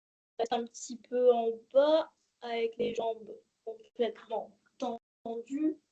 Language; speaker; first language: French; native; French